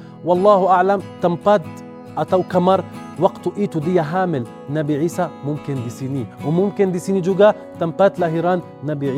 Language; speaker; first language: Indonesian; non-native, learner; Arabic